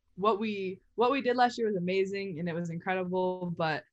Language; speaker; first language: English; native; English